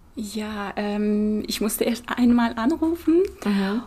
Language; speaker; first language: German; non-native, fluent; Russian